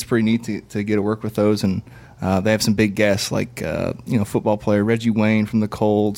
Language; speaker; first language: English; native; English